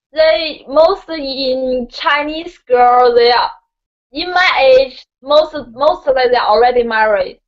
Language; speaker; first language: English; non-native, learner; Chinese